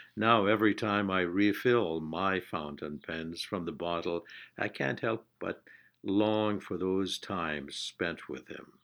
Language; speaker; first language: English; non-native, fluent; Persian